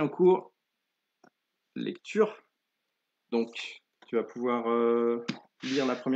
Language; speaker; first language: French; native; French